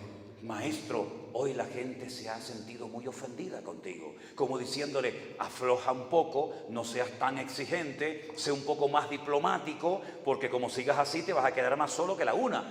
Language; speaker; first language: Spanish; native; Spanish